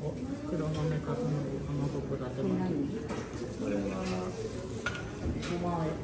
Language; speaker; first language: Japanese; non-native, fluent; Filipino